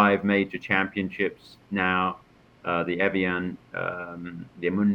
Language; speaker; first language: English; native; English